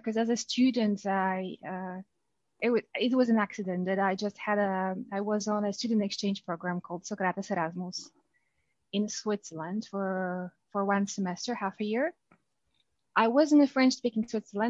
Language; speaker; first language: English; non-native, fluent; Polish